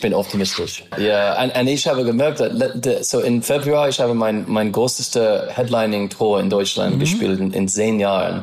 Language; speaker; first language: German; non-native, learner; English